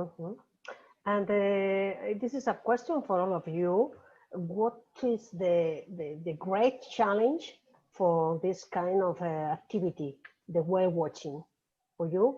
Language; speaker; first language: English; non-native, fluent; Spanish